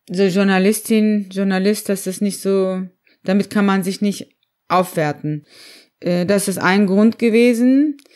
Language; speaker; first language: German; early bilingual, other home language; Turkish